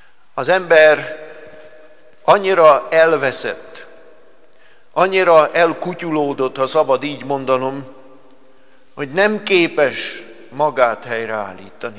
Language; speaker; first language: Hungarian; native; Hungarian